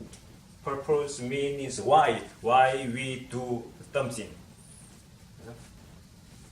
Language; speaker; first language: English; non-native, learner; Korean